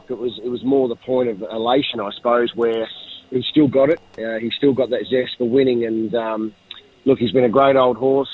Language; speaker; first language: English; native; English